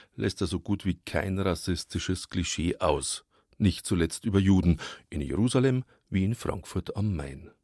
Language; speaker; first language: German; native; German